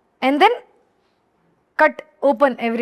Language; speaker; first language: Telugu; non-native, learner; Hindi